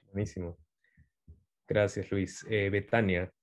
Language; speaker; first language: Spanish; native; Spanish